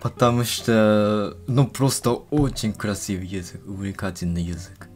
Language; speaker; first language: Russian; non-native, fluent; Japanese